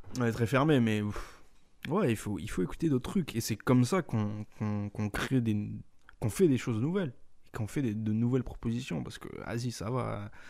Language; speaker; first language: French; native; French